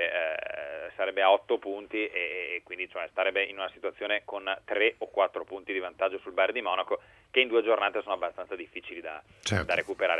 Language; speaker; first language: Italian; native; Italian